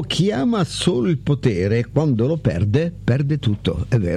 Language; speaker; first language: Italian; native; Italian